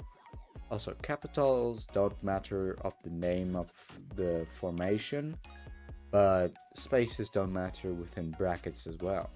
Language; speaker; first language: English; native; English